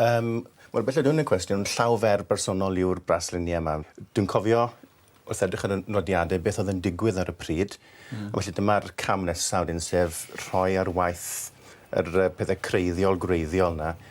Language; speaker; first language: Welsh; native; Welsh